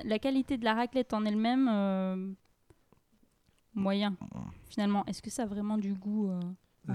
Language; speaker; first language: French; native; French